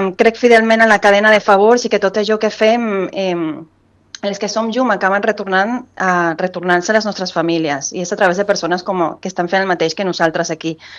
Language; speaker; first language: Catalan; non-native, fluent; Spanish